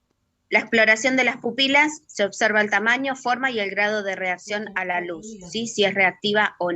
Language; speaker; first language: Spanish; native; Spanish